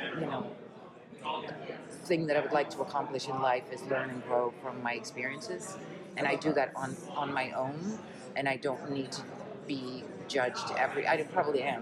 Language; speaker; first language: English; non-native, fluent; Dutch